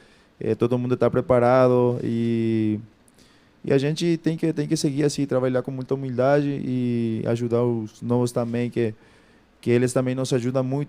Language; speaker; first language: Portuguese; non-native, fluent; Spanish